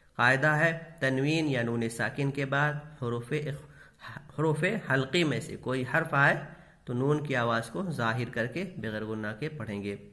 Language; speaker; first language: Urdu; native; Urdu